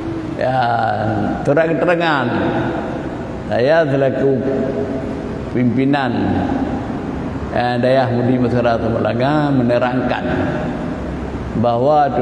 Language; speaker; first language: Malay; non-native, local second language; Achinese